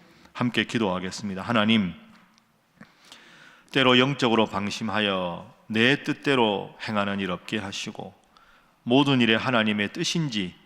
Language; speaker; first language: Korean; native; Korean